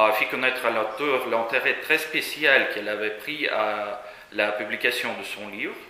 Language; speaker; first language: French; non-native, fluent; Russian